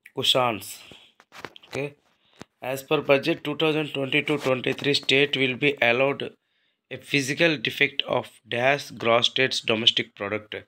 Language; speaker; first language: English; non-native, local second language; Telugu